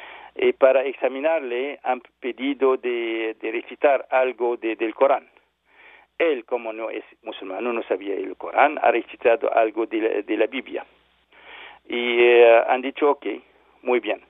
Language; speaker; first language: Spanish; non-native, learner; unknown